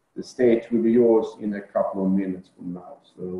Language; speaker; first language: English; non-native, fluent; Swedish